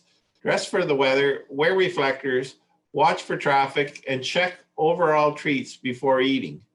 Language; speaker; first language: English; native; English